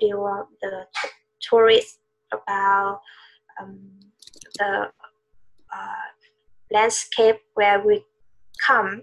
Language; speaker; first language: English; non-native, learner; Vietnamese